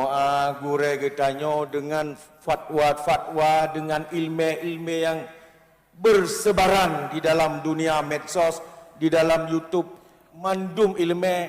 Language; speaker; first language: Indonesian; non-native, local second language; Achinese